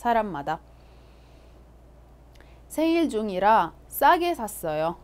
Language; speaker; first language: Korean; non-native, fluent; Arabic